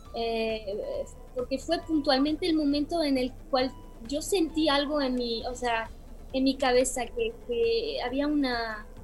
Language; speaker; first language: Spanish; non-native, fluent; Romanian